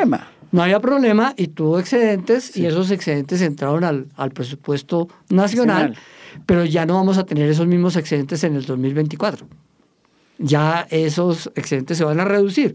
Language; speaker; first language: Spanish; native; Spanish